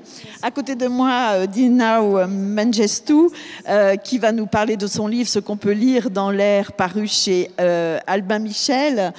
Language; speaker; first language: French; native; French